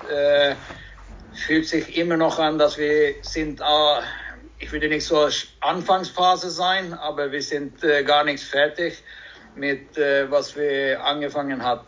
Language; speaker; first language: German; non-native, learner; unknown